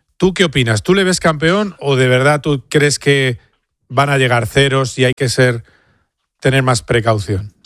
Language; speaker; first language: Spanish; native; Spanish